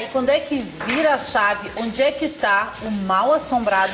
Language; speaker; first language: Portuguese; native; Portuguese